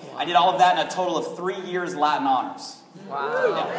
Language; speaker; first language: English; native; English